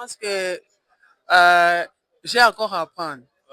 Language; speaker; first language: French; non-native, learner; Portuguese